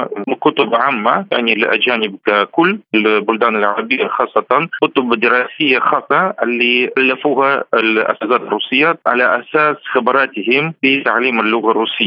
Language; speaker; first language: Arabic; non-native, fluent; Russian